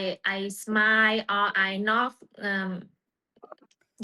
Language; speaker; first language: English; non-native, learner; Vietnamese